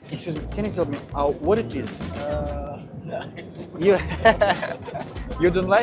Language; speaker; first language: English; non-native, learner; Russian